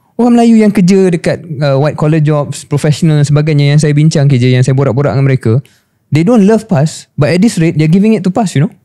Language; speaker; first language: Malay; native; Malay